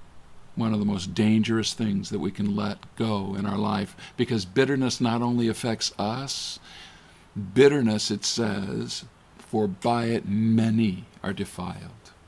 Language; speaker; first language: English; native; English